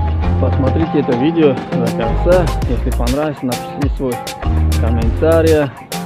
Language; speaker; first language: Russian; non-native, learner; Uzbek